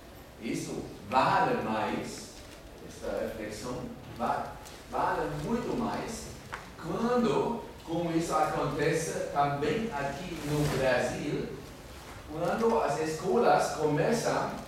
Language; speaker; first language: Portuguese; non-native, fluent; German